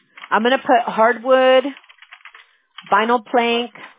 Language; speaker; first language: English; early bilingual, other home language; Spanish